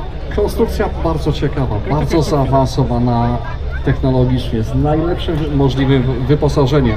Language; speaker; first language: Polish; native; Polish